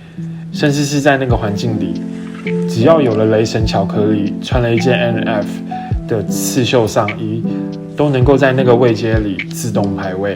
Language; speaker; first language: Chinese; native; Chinese